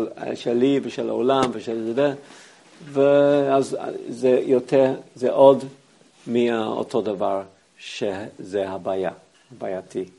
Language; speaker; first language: Hebrew; non-native, fluent; English